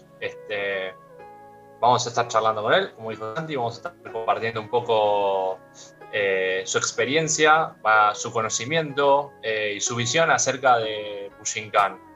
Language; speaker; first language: Spanish; native; Spanish